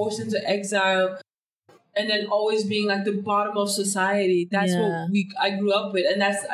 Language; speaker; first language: English; non-native, fluent; Danish